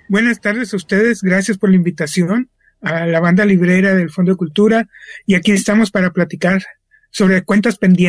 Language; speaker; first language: Spanish; native; Spanish